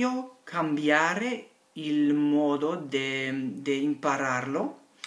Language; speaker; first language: Italian; non-native, learner; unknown